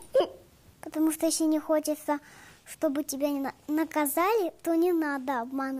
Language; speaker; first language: Russian; native; Russian